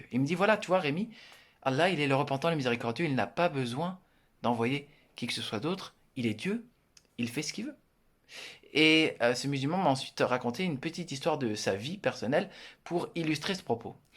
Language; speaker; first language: French; native; French